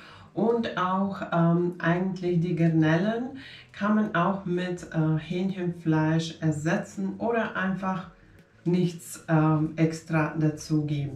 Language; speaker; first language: German; non-native, fluent; Finnish